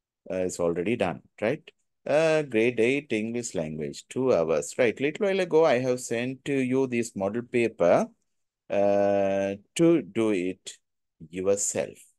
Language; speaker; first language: English; non-native, local second language; Tamil